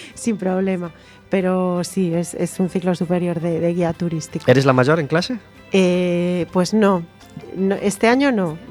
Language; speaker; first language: Spanish; native; Spanish